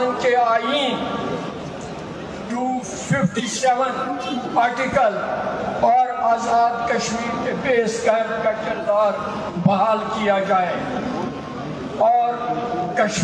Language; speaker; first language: Urdu; non-native, local second language; Kashmiri